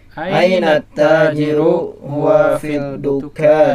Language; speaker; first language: Arabic; non-native, learner; Indonesian